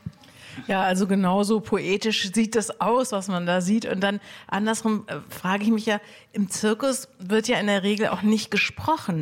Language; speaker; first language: German; native; German